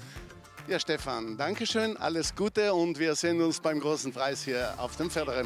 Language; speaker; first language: German; native; German